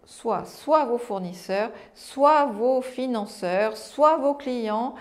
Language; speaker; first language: French; native; French